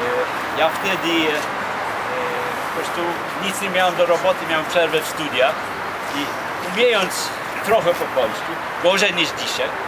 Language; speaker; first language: Polish; non-native, fluent; Swedish